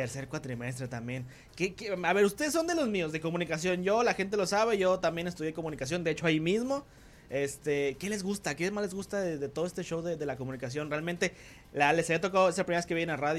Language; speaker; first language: Spanish; native; Spanish